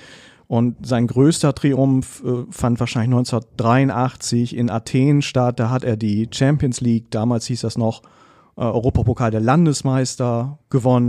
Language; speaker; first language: German; native; German